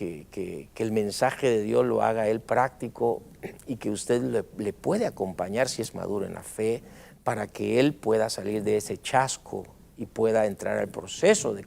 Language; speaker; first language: Spanish; native; Spanish